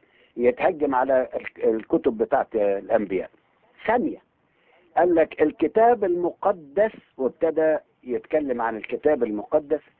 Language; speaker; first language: Arabic; native; Arabic